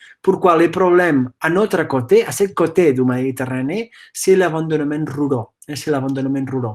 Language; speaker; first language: French; non-native, fluent; Catalan